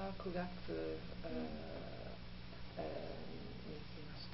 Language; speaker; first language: Japanese; non-native, learner; Italian